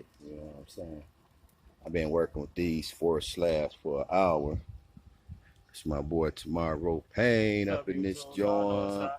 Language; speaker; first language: English; native; English